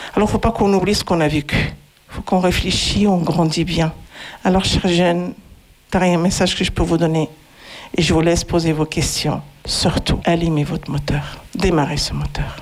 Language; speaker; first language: French; non-native, fluent; Arabic